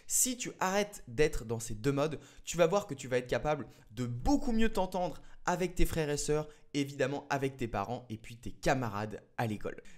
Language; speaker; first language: French; native; French